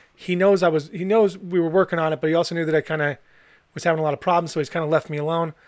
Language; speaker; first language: English; native; English